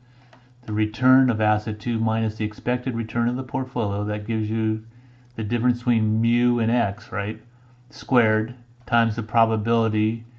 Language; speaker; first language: English; native; English